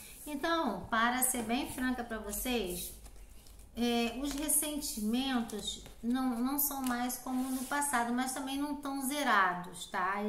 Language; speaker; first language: Portuguese; native; Portuguese